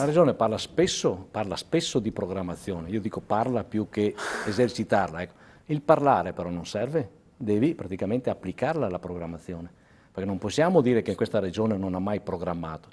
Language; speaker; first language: Italian; native; Italian